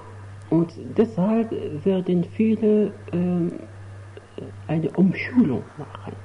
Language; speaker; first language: German; non-native, fluent; Arabic